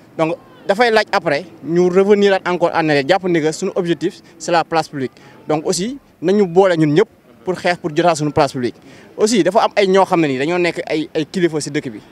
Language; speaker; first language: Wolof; native; Wolof